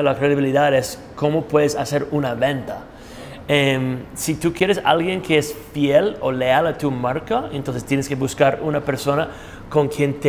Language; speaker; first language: Spanish; non-native, fluent; English